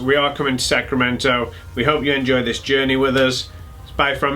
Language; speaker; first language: English; native; English